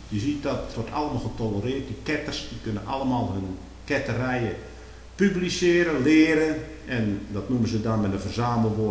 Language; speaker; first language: Dutch; native; Dutch